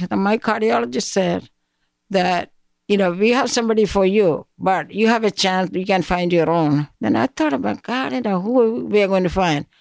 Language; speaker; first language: English; non-native, local second language; Malayalam